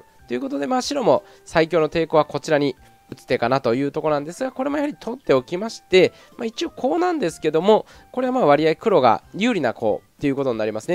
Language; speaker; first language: Japanese; native; Japanese